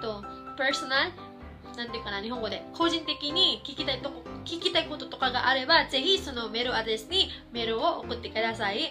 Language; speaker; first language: Japanese; non-native, fluent; Filipino